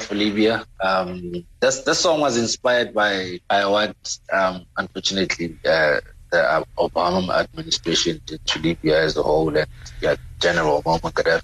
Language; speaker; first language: English; non-native, local second language; Southern Sotho